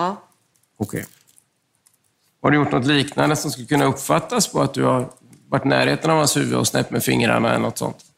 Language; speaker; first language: Swedish; native; Swedish